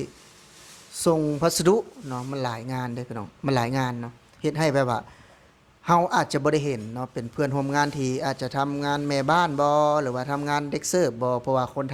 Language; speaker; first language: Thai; non-native, local second language; Lao